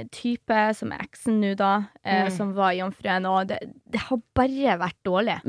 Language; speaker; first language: Norwegian; non-native, fluent; Polish